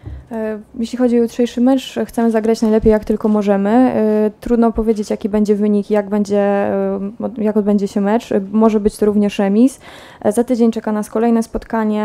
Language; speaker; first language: Polish; native; Polish